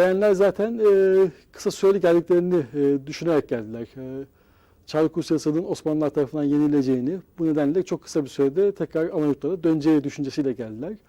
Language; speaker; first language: Turkish; native; Turkish